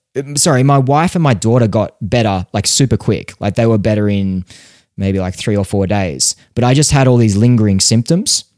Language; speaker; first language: English; native; English